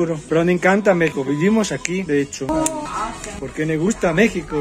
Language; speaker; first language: Spanish; non-native, learner; Italian